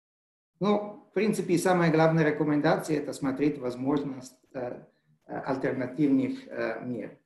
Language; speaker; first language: Russian; non-native, fluent; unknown